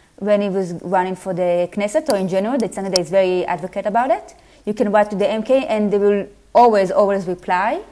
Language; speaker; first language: English; non-native, fluent; Hebrew